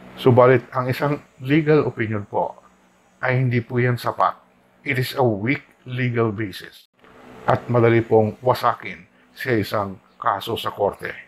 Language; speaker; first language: Filipino; non-native, local second language; Hiligaynon